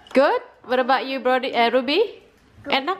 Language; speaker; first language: English; non-native, fluent; Indonesian